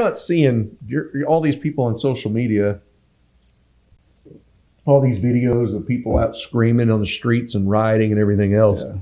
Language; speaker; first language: English; native; English